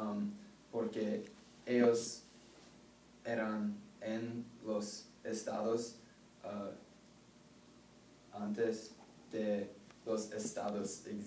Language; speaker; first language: Spanish; non-native, learner; English